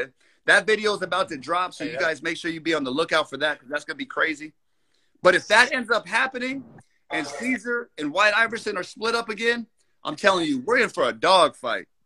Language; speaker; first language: English; native; English